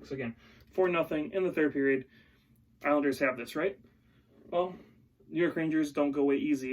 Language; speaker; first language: English; native; English